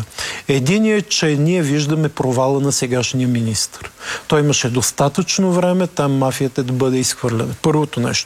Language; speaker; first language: Bulgarian; native; Bulgarian